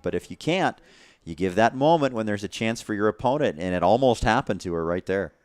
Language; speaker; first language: English; native; English